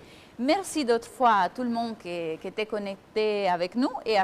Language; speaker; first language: French; non-native, fluent; Italian